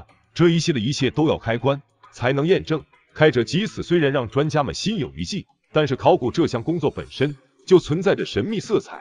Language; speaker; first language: Chinese; native; Chinese